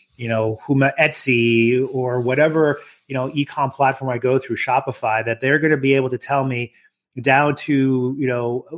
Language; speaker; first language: English; early bilingual, other home language; French